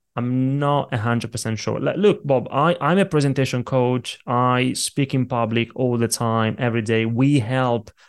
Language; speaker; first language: English; non-native, fluent; Italian